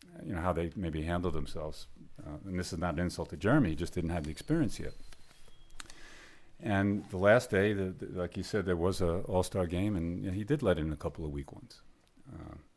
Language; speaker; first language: English; native; English